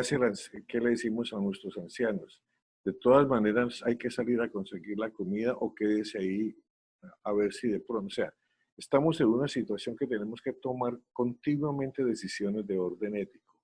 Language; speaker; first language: Spanish; native; Spanish